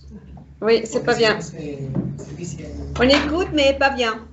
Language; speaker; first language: French; non-native, fluent; Spanish